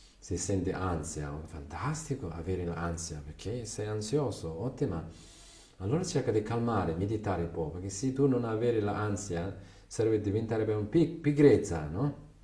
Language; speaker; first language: Italian; non-native, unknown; Tibetan